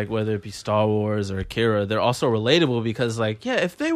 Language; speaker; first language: English; native; English